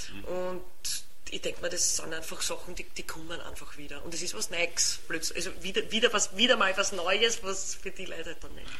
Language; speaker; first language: German; native; German